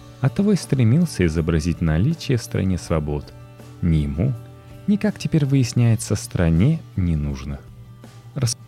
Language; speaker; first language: Russian; native; Russian